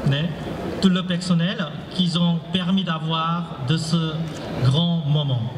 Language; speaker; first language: French; non-native, fluent; Korean